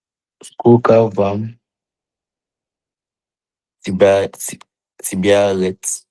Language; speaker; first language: Russian; non-native, learner; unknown